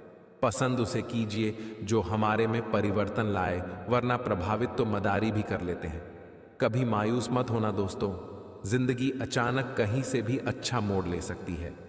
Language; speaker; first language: Hindi; native; Hindi